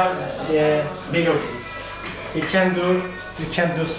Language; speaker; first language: English; non-native, learner; Turkish